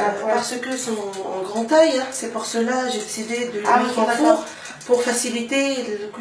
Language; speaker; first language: French; non-native, local second language; Arabic